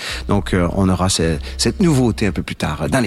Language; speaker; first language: French; native; French